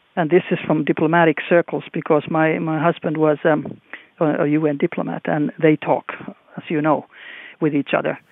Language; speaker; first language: English; non-native, fluent; Finnish